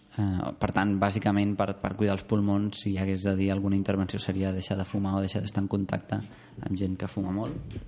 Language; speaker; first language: Catalan; non-native, local second language; Spanish